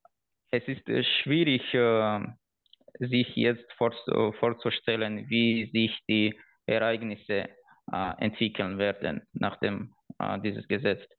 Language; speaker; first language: German; non-native, fluent; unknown